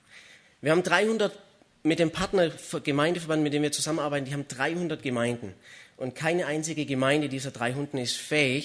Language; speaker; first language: German; native; German